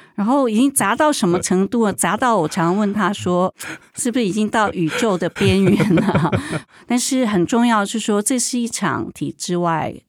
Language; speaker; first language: Chinese; native; Chinese